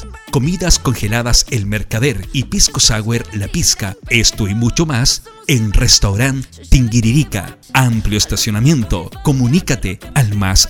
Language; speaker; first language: Spanish; native; Spanish